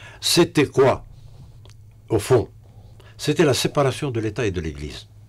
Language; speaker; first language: French; non-native, local second language; Arabic